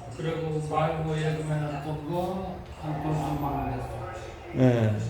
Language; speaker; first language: Korean; native; Korean